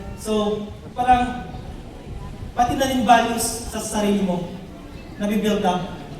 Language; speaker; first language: Filipino; non-native, local second language; Cebuano